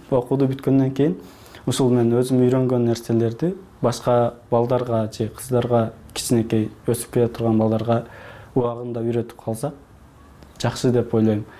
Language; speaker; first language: Kyrgyz; early bilingual, heritage; Kyrgyz